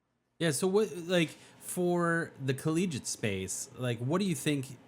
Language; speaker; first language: English; native; English